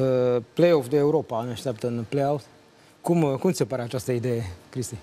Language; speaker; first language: Romanian; native; Romanian